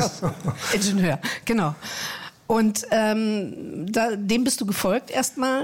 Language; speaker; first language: German; native; German